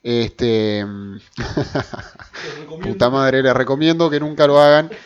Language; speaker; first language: Spanish; native; Spanish